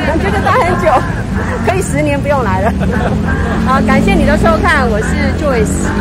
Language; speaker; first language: Chinese; native; Chinese